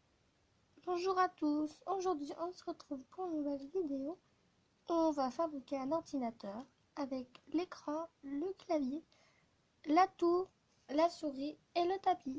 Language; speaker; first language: French; native; French